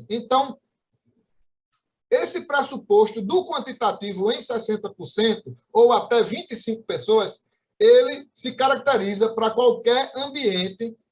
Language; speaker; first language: Portuguese; native; Portuguese